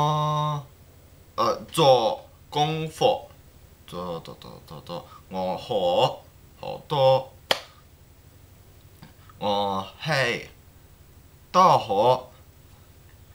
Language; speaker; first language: Cantonese; non-native, learner; English